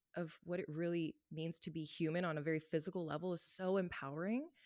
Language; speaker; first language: English; native; English